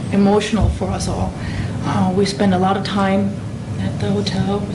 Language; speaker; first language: English; non-native, fluent; German